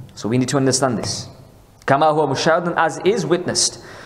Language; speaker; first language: English; early bilingual, other home language; Hindi